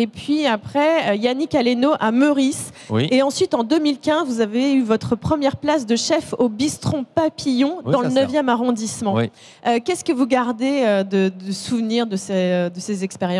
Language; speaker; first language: French; native; French